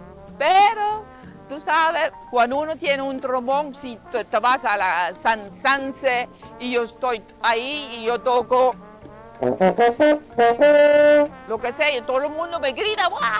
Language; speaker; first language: Spanish; non-native, fluent; Dutch